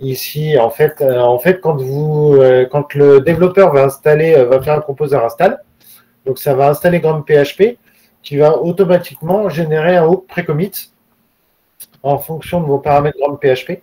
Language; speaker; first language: French; native; French